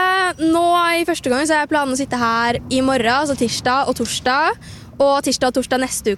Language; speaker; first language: Norwegian; native; Norwegian